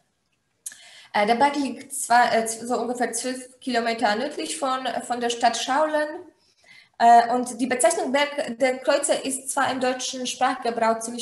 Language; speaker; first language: German; non-native, fluent; Polish